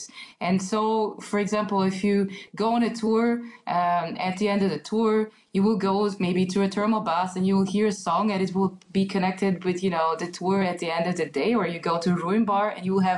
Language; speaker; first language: English; non-native, fluent; Hungarian